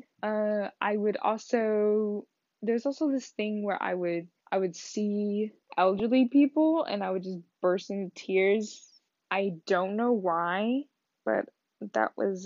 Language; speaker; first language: English; early bilingual, other home language; Vietnamese